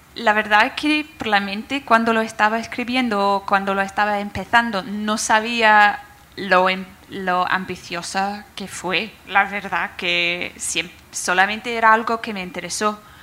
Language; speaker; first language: Spanish; non-native, fluent; English